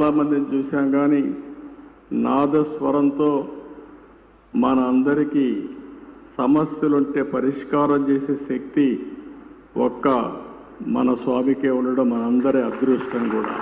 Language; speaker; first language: Telugu; native; Telugu